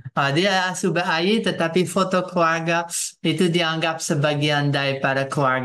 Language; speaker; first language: Indonesian; non-native, fluent; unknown